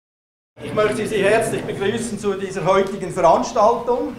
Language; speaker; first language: German; native; German